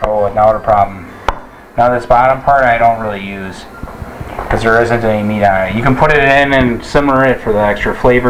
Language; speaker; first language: English; native; English